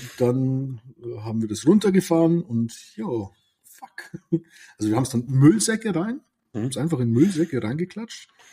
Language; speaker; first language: German; native; German